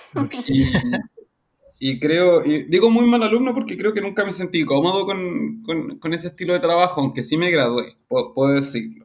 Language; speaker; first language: Spanish; native; Spanish